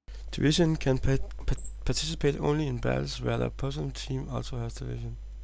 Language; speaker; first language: English; non-native, fluent; Danish